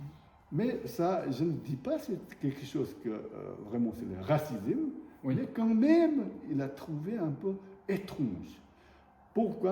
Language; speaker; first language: French; non-native, learner; Tibetan